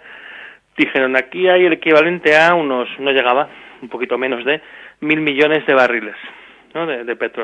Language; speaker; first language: Spanish; native; Spanish